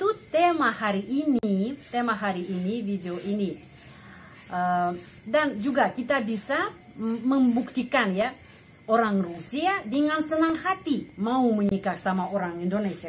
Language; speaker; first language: Indonesian; non-native, fluent; Russian